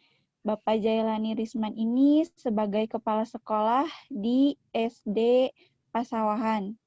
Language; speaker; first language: Indonesian; native; Indonesian